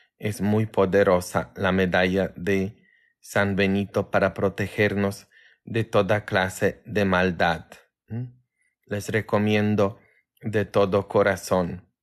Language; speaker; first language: Spanish; non-native, fluent; Polish